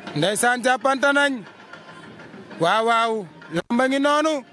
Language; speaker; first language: Wolof; native; Wolof